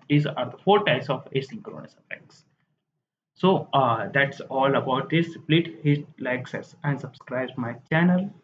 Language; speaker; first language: English; non-native, local second language; Hindi